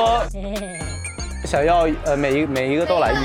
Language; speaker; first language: Chinese; non-native, fluent; Thai